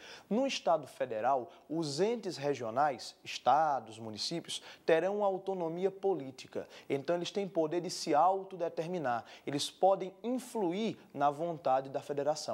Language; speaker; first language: Portuguese; native; Portuguese